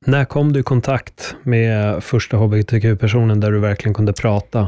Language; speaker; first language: Swedish; native; Swedish